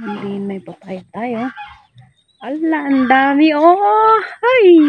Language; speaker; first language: Filipino; non-native, local second language; Iloko